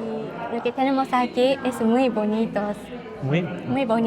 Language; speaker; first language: Spanish; non-native, learner; Japanese